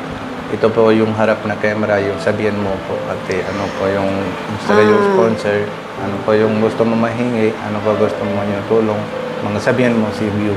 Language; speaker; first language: Filipino; non-native, learner; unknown